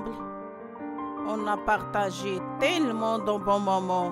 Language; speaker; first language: French; non-native, learner; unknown